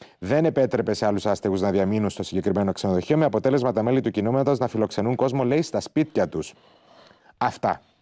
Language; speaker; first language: Greek; native; Greek